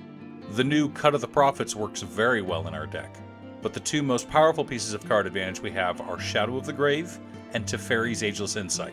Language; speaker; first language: English; native; English